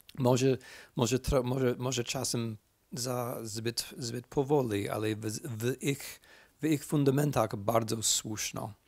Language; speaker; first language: Polish; non-native, fluent; English